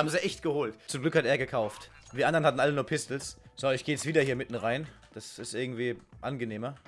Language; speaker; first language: German; native; German